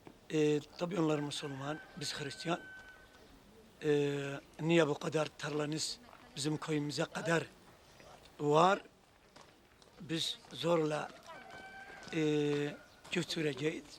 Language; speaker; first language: Turkish; non-native, local second language; Turoyo